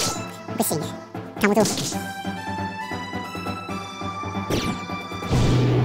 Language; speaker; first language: Chinese; native; Chinese